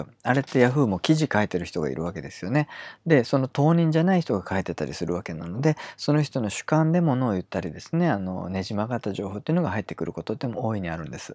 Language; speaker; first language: Japanese; native; Japanese